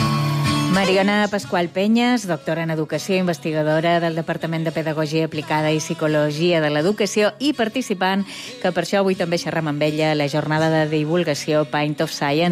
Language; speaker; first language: Catalan; native; Catalan